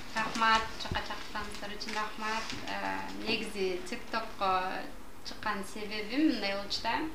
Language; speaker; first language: Kyrgyz; non-native, local second language; Russian